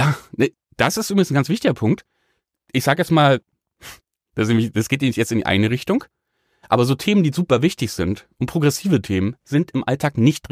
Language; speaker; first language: German; native; German